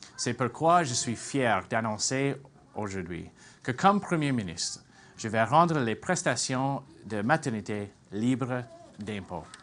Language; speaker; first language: French; non-native, fluent; English